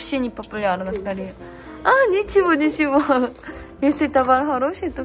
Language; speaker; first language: Russian; non-native, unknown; Korean